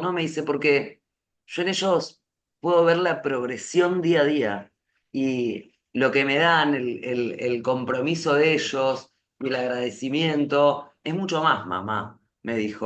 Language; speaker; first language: Spanish; native; Spanish